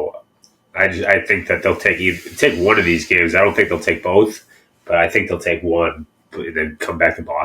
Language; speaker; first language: English; native; English